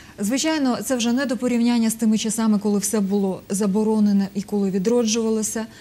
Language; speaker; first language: Ukrainian; native; Ukrainian